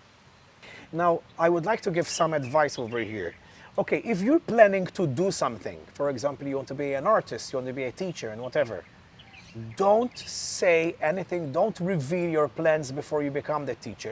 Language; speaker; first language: English; non-native, local second language; Maltese